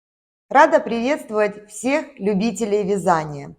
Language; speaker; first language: Russian; native; Russian